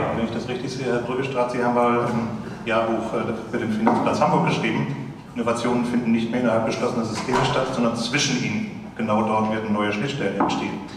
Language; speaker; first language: German; native; German